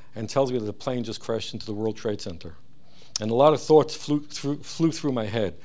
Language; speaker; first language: English; early bilingual, other home language; Hebrew